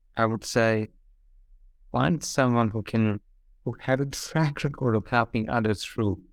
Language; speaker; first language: English; non-native, fluent; Hungarian